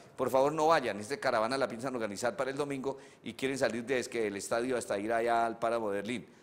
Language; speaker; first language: Spanish; native; Spanish